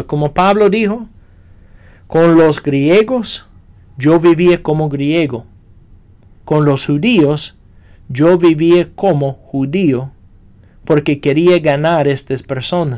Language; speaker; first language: Spanish; non-native, fluent; English